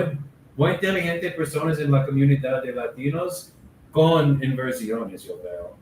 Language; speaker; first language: Spanish; non-native, learner; English